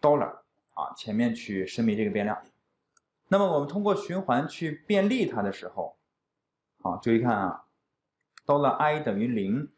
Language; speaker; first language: Chinese; native; Chinese